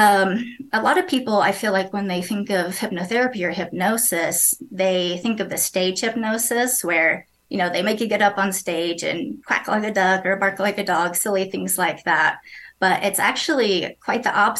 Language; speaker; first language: English; native; English